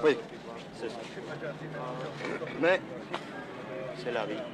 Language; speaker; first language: French; non-native, learner; Czech